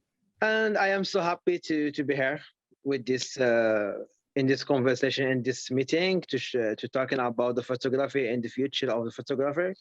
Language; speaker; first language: English; non-native, learner; Arabic